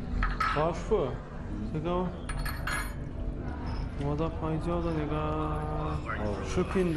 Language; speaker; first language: Chinese; non-native, learner; Azerbaijani